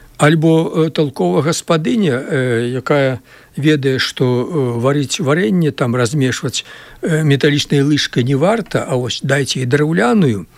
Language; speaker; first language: Belarusian; native; Belarusian